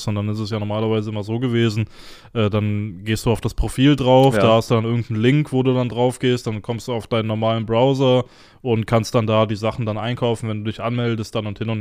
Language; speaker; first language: German; native; German